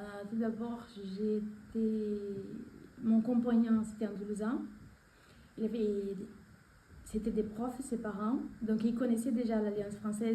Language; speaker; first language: French; non-native, fluent; Portuguese